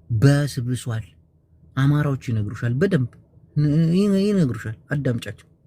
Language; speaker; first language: Amharic; non-native, local second language; Tigrinya